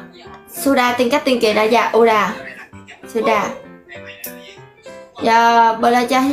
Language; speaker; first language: Indonesian; non-native, learner; Vietnamese